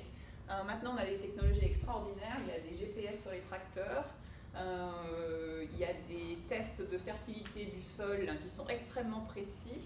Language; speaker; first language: French; native; French